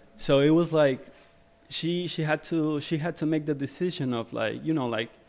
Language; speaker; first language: English; early bilingual, other home language; Spanish